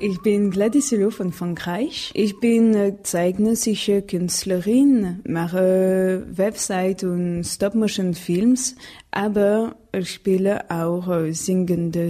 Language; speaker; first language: German; non-native, learner; French